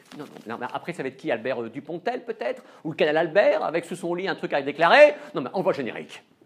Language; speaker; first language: French; native; French